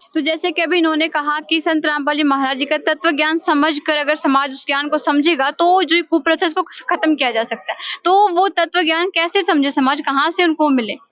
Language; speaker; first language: Hindi; native; Hindi